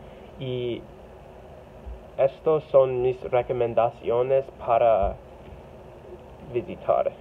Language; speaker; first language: Spanish; non-native, learner; English